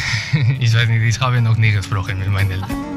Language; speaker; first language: German; non-native, learner; Spanish